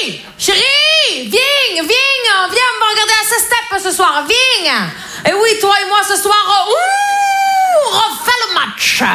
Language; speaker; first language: French; native; French